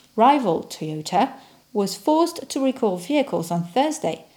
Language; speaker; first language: English; non-native, fluent; French